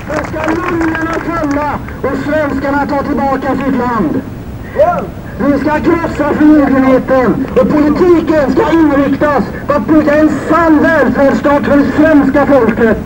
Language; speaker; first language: Swedish; native; Swedish